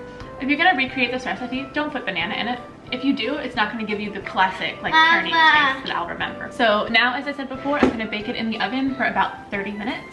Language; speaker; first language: English; native; English